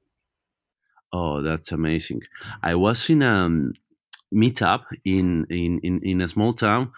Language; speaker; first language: English; non-native, fluent; Spanish